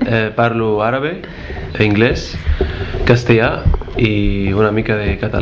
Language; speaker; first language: Catalan; non-native, learner; Arabic